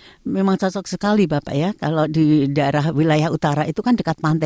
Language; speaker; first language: Indonesian; native; Indonesian